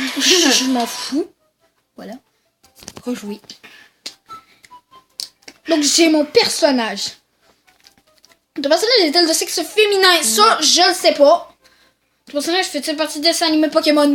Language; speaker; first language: French; native; French